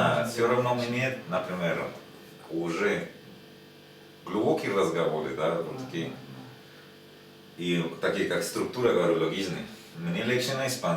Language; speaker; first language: Russian; non-native, learner; Spanish